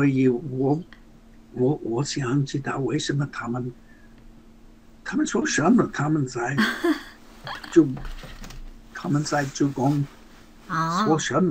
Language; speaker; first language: Chinese; non-native, learner; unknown